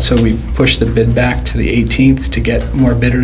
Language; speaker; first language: English; native; English